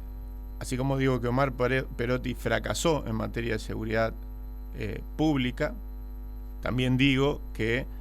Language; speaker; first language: Spanish; native; Spanish